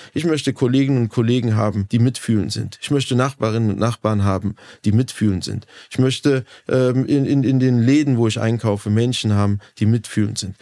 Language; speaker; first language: German; early bilingual, other home language; Turkish